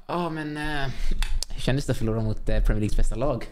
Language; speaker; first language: Swedish; native; Swedish